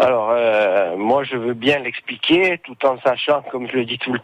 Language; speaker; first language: French; native; French